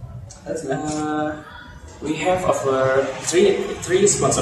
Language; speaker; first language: English; non-native, learner; Indonesian